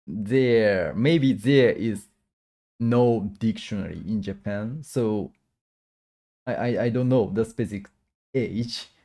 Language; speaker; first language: English; non-native, learner; Japanese